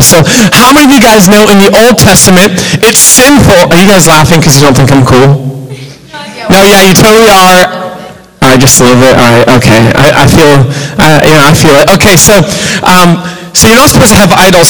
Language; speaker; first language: English; native; English